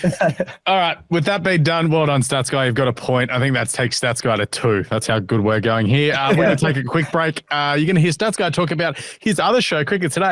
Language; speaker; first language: English; native; English